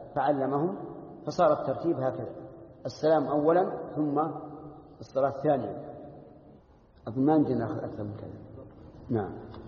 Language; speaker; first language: Arabic; native; Arabic